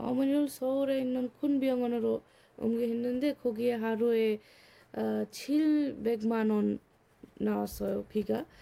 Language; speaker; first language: Korean; non-native, learner; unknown